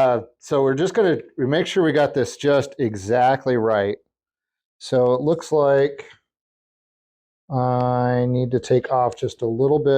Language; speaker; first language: English; native; English